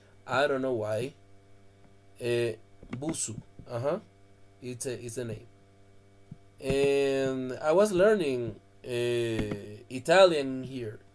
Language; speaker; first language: English; non-native, fluent; Spanish